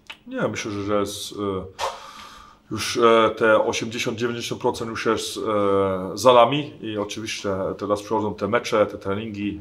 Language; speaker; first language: Polish; early bilingual, heritage; German